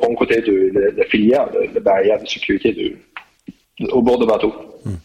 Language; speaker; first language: French; non-native, fluent; English